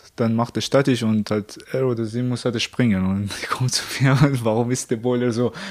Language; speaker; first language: German; non-native, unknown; Persian